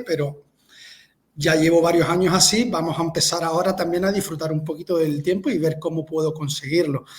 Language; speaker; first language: Spanish; native; Spanish